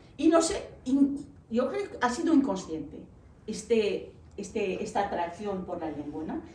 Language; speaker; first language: Spanish; non-native, fluent; Arabic